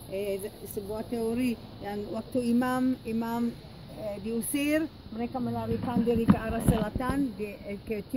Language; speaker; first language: Indonesian; non-native, fluent; Hebrew